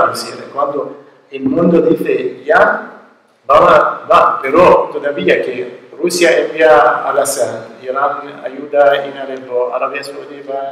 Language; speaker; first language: Spanish; non-native, learner; Arabic